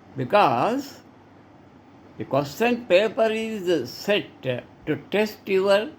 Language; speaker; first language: English; non-native, local second language; Telugu